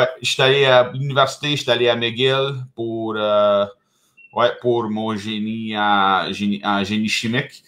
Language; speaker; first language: French; native; French